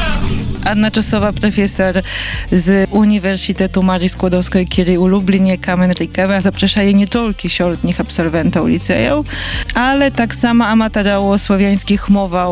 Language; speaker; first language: Polish; non-native, learner; Belarusian